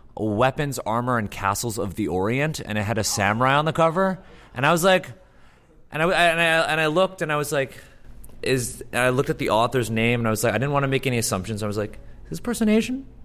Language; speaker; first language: English; native; English